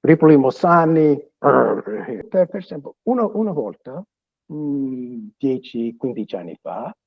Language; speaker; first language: Italian; early bilingual, other home language; English